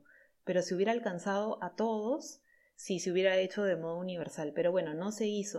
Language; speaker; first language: Spanish; native; Spanish